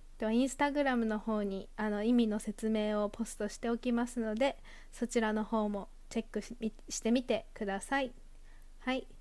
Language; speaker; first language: Japanese; native; Japanese